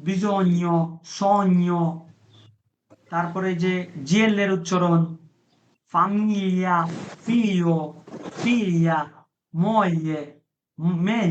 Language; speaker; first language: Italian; non-native, fluent; Bangla